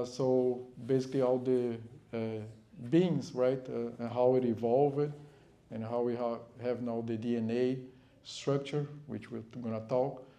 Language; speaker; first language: English; non-native, fluent; Portuguese